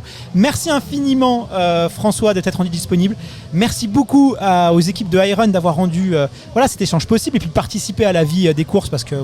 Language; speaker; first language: French; native; French